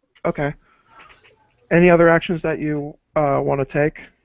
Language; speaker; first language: English; native; English